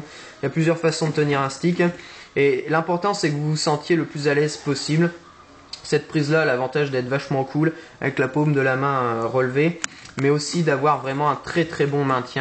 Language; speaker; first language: French; native; French